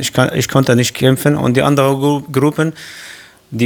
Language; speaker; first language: German; non-native, learner; Kurdish